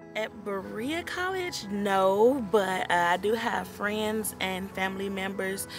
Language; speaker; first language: English; native; English